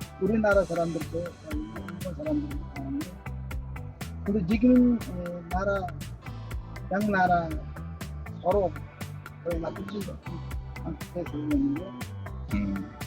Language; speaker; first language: Korean; non-native, learner; Mongolian